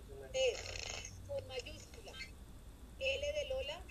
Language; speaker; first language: Spanish; native; Spanish